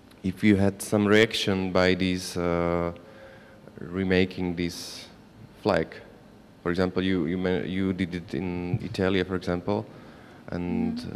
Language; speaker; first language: English; non-native, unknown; Slovak